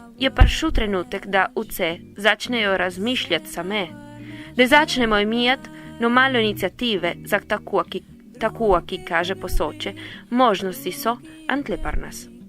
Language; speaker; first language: Slovenian; native; Slovenian